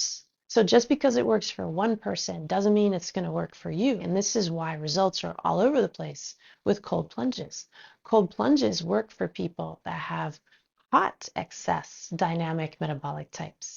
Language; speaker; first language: English; native; English